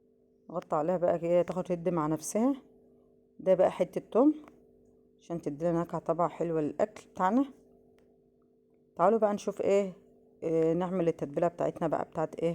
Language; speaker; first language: Arabic; native; Arabic